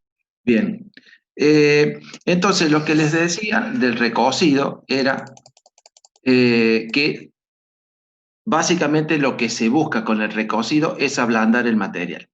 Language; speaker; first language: Spanish; native; Spanish